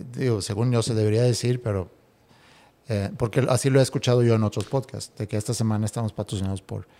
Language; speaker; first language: Spanish; non-native, fluent; Swedish